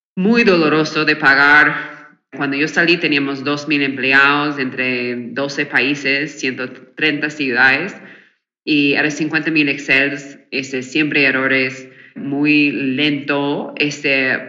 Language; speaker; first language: Spanish; non-native, fluent; English